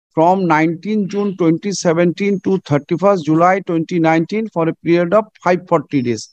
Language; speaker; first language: English; non-native, local second language; Bangla